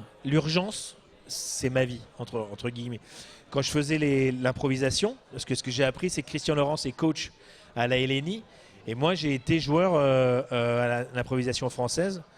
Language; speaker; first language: French; native; French